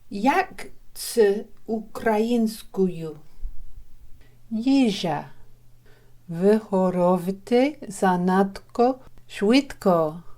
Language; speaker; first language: Ukrainian; non-native, learner; English